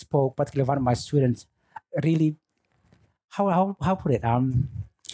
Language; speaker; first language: English; non-native, fluent; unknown